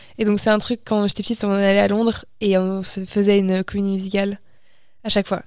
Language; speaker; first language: French; native; French